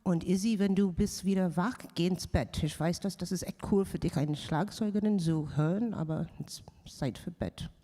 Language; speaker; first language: German; non-native, learner; English